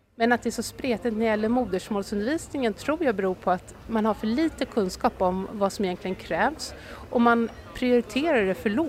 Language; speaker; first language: Swedish; native; Swedish